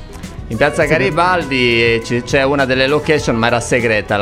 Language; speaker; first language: Italian; native; Italian